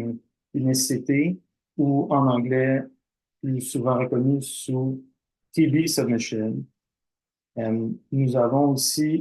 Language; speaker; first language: French; native; French